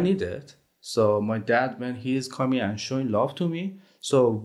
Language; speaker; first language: English; non-native, learner; Persian